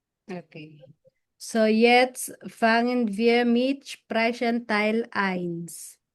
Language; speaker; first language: German; non-native, fluent; Filipino